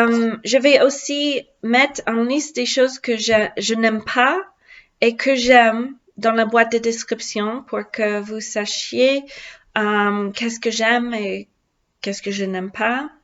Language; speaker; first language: French; non-native, learner; English